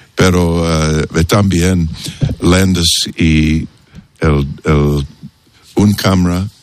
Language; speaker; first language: Spanish; non-native, learner; English